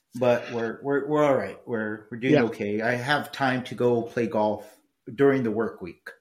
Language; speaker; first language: English; early bilingual, other home language; Spanish